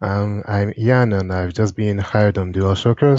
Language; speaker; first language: English; non-native, fluent; French